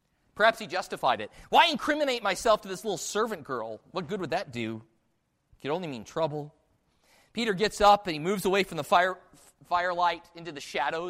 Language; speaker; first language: English; native; English